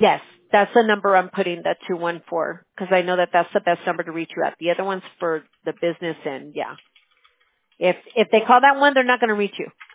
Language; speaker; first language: English; early bilingual, other home language; Spanish